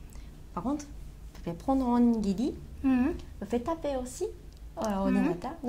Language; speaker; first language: French; non-native, learner; Japanese